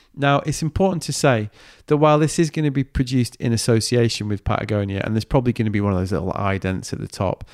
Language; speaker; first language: English; native; English